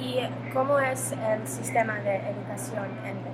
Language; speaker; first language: Spanish; non-native, learner; English